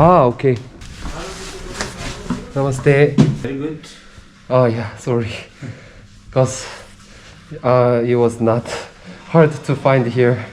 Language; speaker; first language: English; non-native, learner; Korean